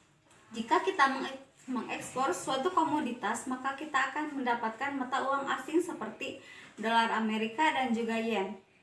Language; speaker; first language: Indonesian; native; Indonesian